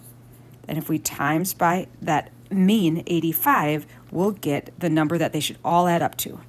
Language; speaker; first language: English; native; English